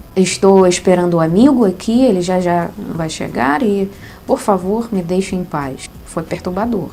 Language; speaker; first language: Portuguese; non-native, fluent; Russian